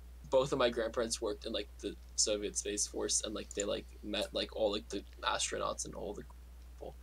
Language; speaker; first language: English; early bilingual, other home language; Russian